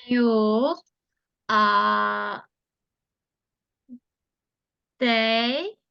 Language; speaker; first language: English; non-native, learner; Turkish